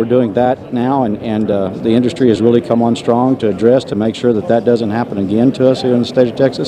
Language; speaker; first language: English; native; English